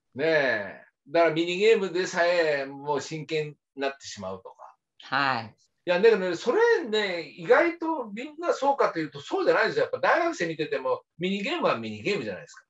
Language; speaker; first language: Japanese; native; Japanese